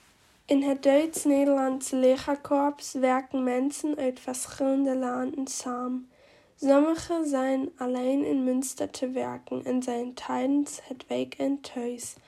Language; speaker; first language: Dutch; non-native, learner; German